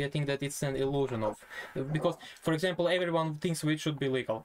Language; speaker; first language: English; non-native, fluent; Croatian